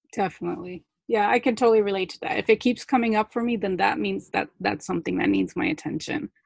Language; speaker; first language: English; early bilingual, other home language; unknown